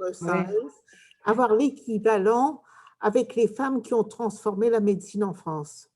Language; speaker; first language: French; early bilingual, heritage; English